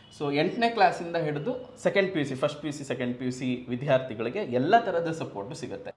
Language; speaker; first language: Kannada; native; Kannada